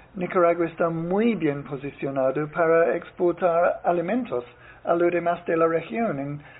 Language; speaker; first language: Spanish; non-native, fluent; English